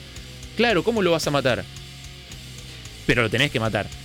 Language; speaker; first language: Spanish; native; Spanish